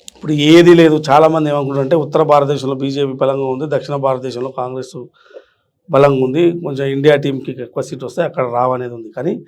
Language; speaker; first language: Telugu; native; Telugu